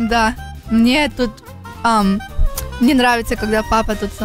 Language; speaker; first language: Russian; early bilingual, heritage; Russian